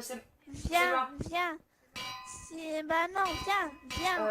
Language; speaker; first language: French; native; French